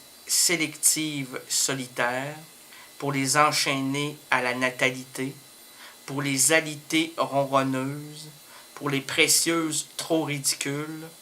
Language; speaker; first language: French; native; French